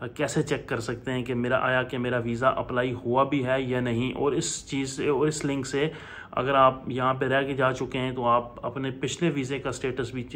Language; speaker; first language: Urdu; non-native, local second language; Punjabi